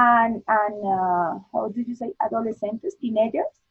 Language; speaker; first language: English; non-native, learner; Spanish